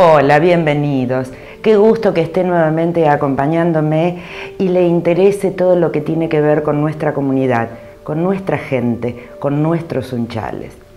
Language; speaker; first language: Spanish; native; Spanish